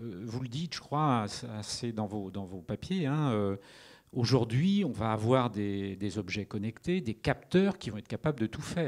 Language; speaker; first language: French; native; French